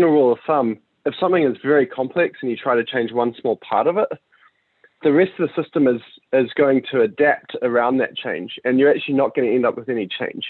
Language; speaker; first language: English; native; English